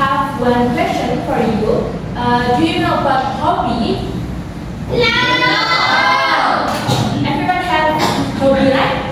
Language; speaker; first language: English; non-native, learner; Indonesian